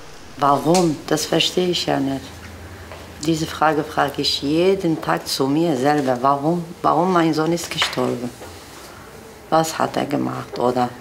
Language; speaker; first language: German; non-native, learner; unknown